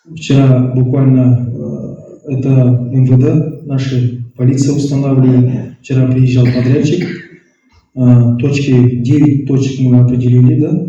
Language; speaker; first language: Russian; non-native, local second language; Kazakh